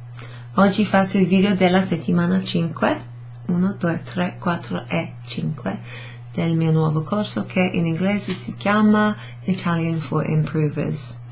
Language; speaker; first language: Italian; non-native, fluent; English